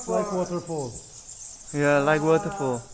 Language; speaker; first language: English; non-native, learner; Korean